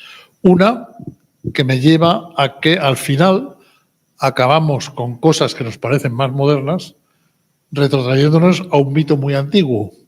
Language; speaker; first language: Spanish; native; Spanish